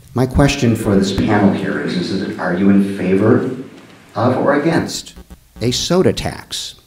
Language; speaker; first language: English; native; English